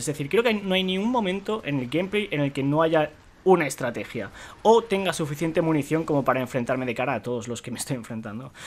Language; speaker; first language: Spanish; native; Spanish